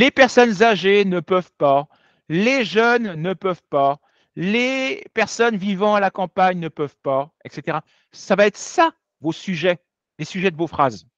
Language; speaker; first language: French; native; French